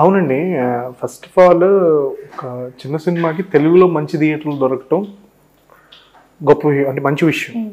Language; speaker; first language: Telugu; native; Telugu